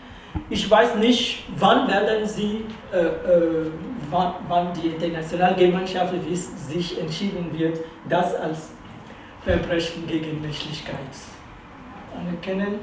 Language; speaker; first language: German; non-native, fluent; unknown